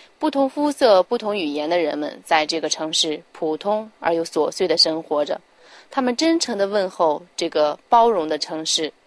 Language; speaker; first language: Chinese; native; Chinese